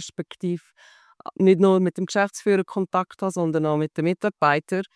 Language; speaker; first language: German; native; German